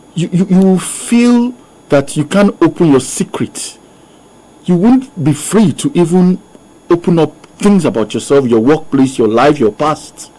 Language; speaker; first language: English; non-native, local second language; Yoruba